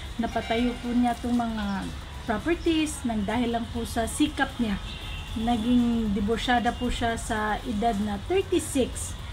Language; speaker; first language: Filipino; non-native, local second language; Cebuano